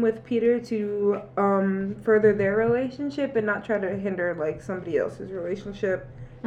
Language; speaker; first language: English; native; English